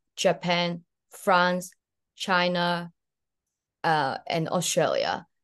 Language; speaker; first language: English; early bilingual, other home language; Cantonese